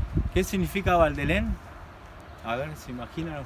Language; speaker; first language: Spanish; native; Spanish